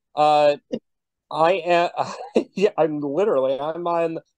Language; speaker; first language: English; native; English